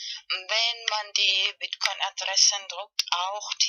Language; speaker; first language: German; non-native, fluent; Spanish